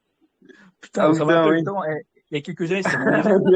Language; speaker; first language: French; native; French